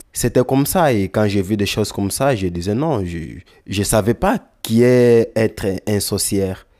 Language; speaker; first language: French; non-native, fluent; Lingala